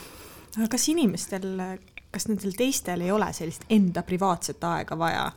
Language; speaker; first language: Estonian; native; Estonian